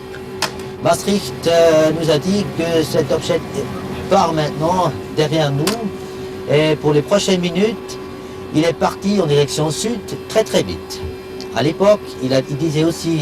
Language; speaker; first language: French; non-native, local second language; German